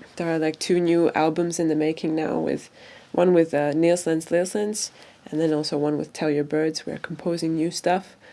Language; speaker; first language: English; non-native, fluent; Latvian